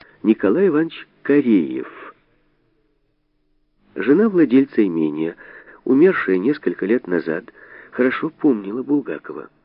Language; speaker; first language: Russian; native; Russian